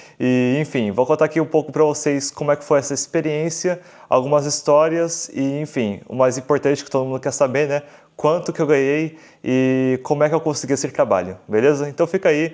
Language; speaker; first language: Portuguese; native; Portuguese